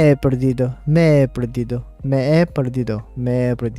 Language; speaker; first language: Spanish; non-native, learner; English